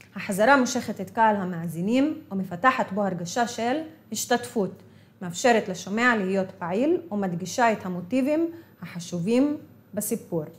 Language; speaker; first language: Hebrew; non-native, local second language; Arabic